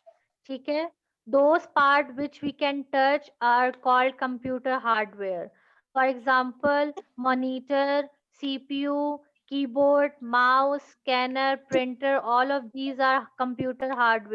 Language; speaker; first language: English; non-native, local second language; Urdu